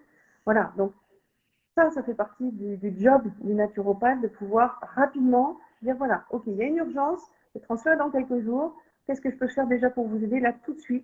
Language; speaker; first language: French; native; French